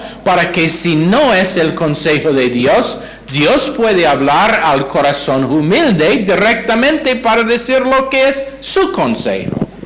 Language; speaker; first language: Spanish; non-native, fluent; English